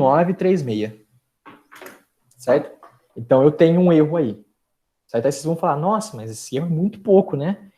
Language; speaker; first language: Portuguese; native; Portuguese